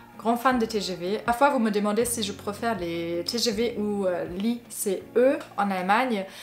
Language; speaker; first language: French; non-native, fluent; German